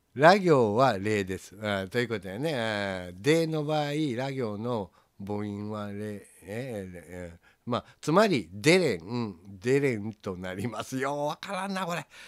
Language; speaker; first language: Japanese; native; Japanese